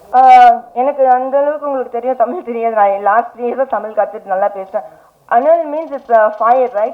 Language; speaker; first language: Tamil; non-native, learner; English